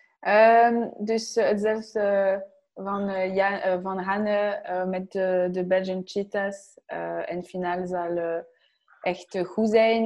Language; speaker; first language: Dutch; non-native, learner; French